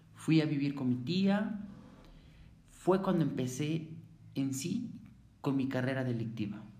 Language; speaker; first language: Spanish; native; Spanish